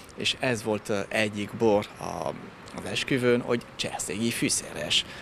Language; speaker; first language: Hungarian; non-native, fluent; French